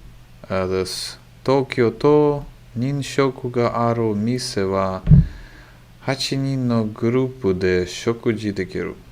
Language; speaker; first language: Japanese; non-native, learner; English